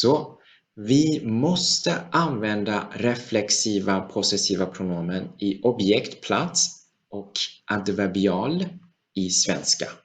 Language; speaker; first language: Swedish; non-native, fluent; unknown